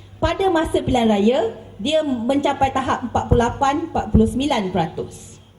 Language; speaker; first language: Malay; native; Malay